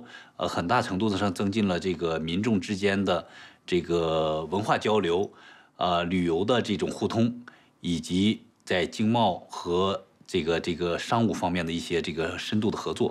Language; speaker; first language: Chinese; native; Chinese